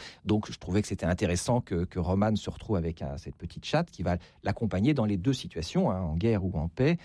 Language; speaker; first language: French; native; French